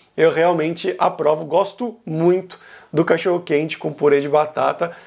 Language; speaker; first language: Portuguese; native; Portuguese